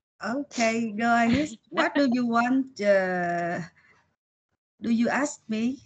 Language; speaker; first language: English; non-native, learner; Vietnamese